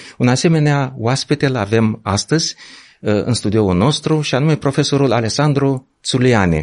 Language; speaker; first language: Romanian; native; Romanian